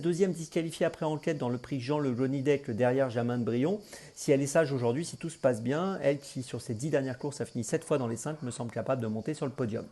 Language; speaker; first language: French; native; French